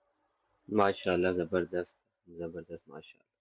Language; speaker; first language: Hindi; non-native, local second language; Punjabi